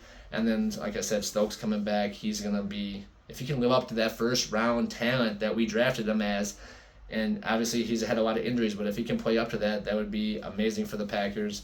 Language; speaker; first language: English; native; English